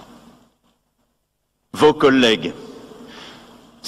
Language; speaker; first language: French; native; French